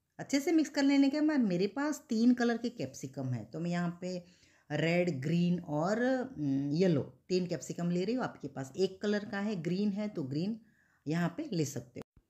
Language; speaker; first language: Hindi; non-native, local second language; Gujarati